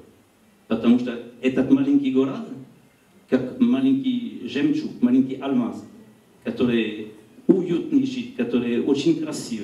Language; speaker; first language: Russian; non-native, learner; French